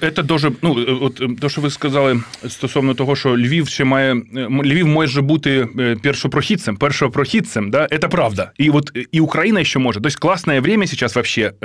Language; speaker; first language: Ukrainian; non-native, local second language; Russian